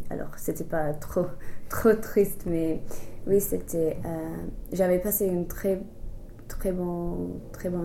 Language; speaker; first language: French; non-native, fluent; English